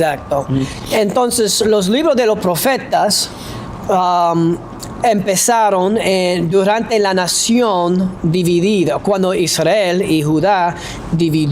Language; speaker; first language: Spanish; non-native, fluent; English